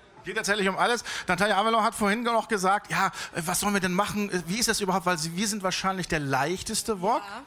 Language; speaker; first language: German; native; German